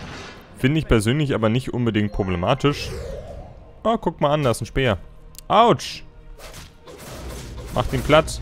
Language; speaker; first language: German; native; German